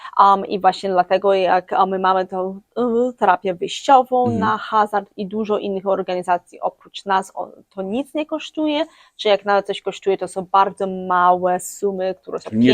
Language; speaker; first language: Polish; early bilingual, heritage; English